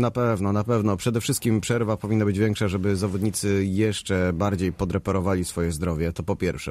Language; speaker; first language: Polish; native; Polish